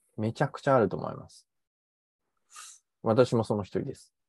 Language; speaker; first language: Japanese; native; Japanese